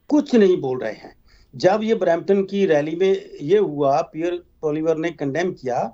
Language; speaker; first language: Hindi; native; Hindi